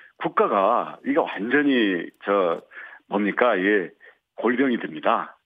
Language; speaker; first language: Korean; native; Korean